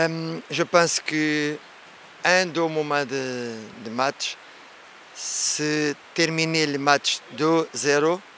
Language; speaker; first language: French; non-native, learner; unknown